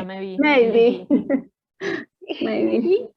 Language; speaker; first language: English; non-native, learner; Spanish